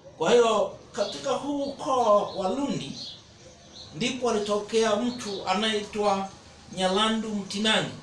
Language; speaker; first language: Swahili; non-native, local second language; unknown